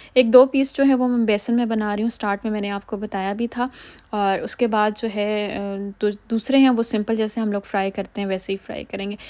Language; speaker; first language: Urdu; native; Urdu